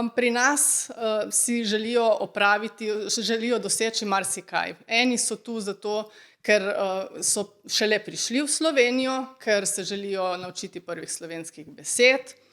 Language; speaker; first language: Slovenian; native; Slovenian